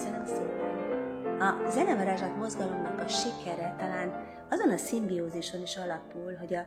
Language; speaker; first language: Hungarian; native; Hungarian